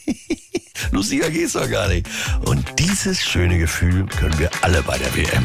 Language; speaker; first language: German; native; German